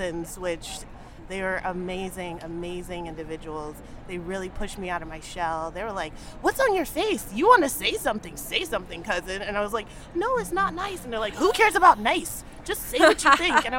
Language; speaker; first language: English; native; English